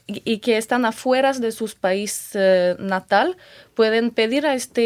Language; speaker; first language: Spanish; non-native, fluent; French